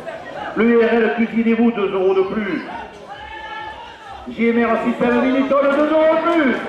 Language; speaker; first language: French; native; French